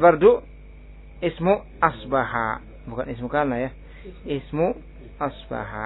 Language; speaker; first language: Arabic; non-native, fluent; Indonesian